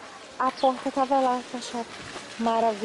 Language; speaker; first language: Portuguese; native; Portuguese